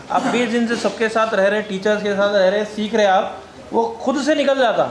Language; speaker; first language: Hindi; native; Hindi